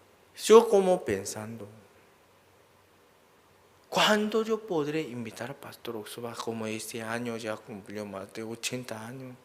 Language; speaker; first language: Spanish; non-native, learner; Korean